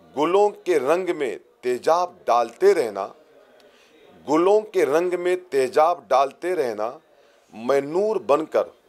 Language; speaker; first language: Hindi; native; Hindi